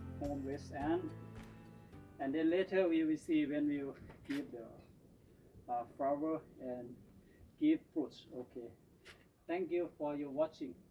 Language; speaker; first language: English; non-native, learner; Thai